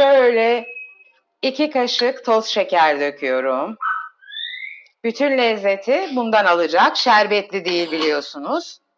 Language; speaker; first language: Turkish; native; Turkish